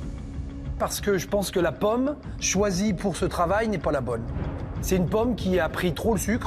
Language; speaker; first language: French; native; French